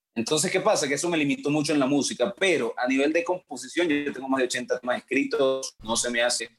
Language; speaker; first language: Spanish; native; Spanish